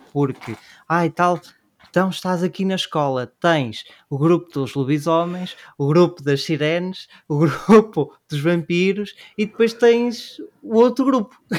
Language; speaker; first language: Portuguese; native; Portuguese